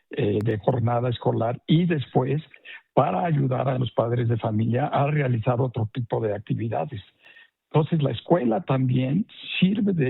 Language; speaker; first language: Spanish; native; Spanish